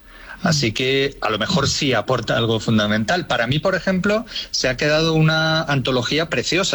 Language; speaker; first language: Spanish; native; Spanish